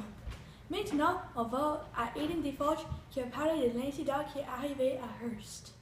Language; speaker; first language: French; native; French